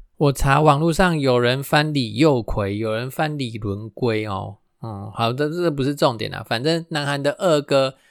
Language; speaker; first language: Chinese; non-native, local second language; Min Nan Chinese